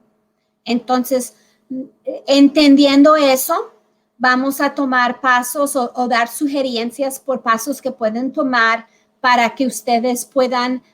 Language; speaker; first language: Spanish; early bilingual, heritage; Spanish